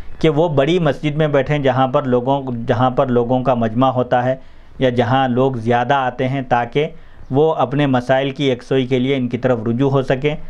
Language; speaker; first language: Urdu; native; Urdu